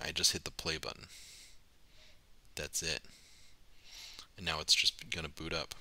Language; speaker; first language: English; native; English